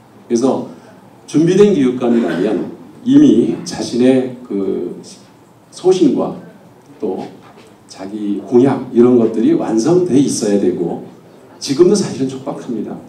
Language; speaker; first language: Korean; native; Korean